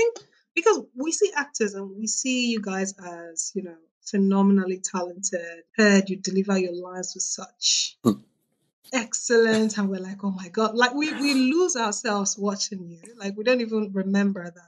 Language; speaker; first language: English; non-native, local second language; Yoruba